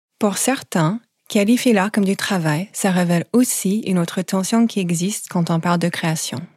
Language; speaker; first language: French; non-native, fluent; English